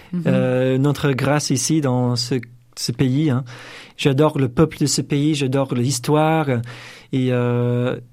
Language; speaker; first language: French; non-native, fluent; English